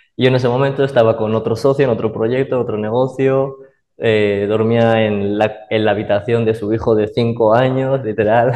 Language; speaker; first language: Spanish; early bilingual, other home language; Arabic